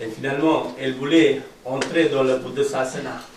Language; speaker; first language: French; non-native, fluent; Sinhala